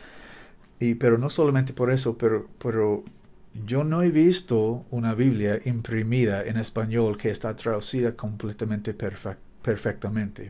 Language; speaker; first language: Spanish; non-native, learner; English